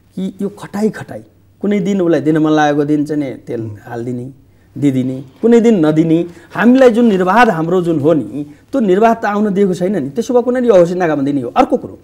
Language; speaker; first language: Nepali; non-native, local second language; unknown